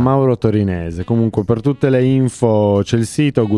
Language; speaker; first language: Italian; native; Italian